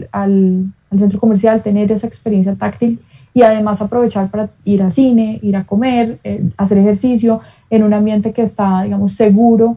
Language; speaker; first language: Spanish; native; Spanish